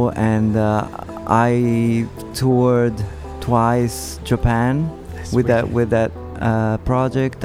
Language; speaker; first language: English; non-native, fluent; Italian